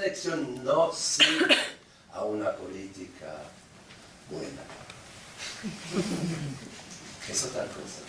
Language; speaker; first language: Spanish; non-native, fluent; English